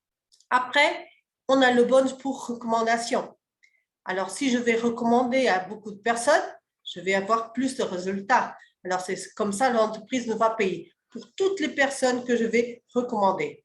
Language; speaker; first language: French; early bilingual, other home language; Portuguese